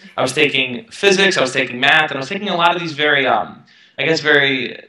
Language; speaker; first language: English; native; English